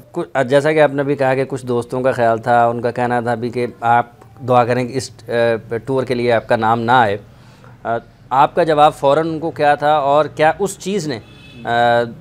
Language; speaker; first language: Urdu; non-native, local second language; Punjabi